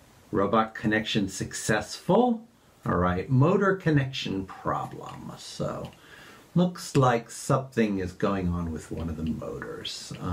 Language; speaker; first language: English; native; English